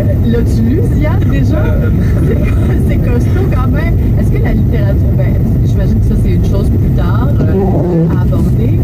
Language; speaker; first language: French; native; French